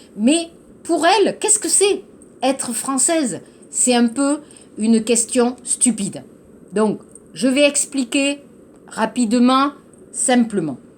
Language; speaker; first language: French; native; French